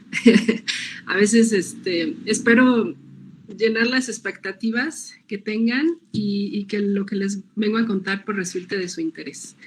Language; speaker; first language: Spanish; native; Spanish